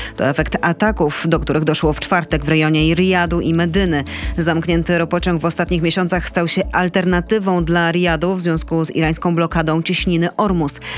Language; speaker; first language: Polish; native; Polish